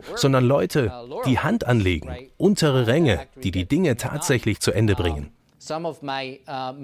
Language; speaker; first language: German; non-native, fluent; French